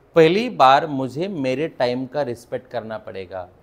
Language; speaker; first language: Hindi; non-native, local second language; Marathi